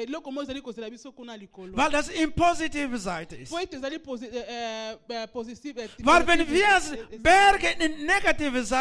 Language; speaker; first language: German; non-native, learner; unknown